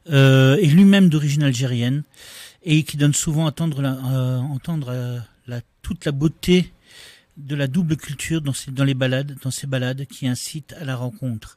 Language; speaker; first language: French; native; French